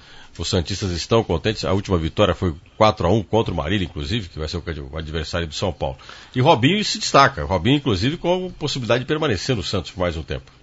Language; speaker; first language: Portuguese; native; Portuguese